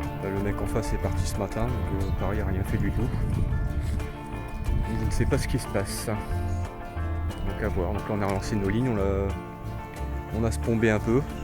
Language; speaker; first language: French; native; French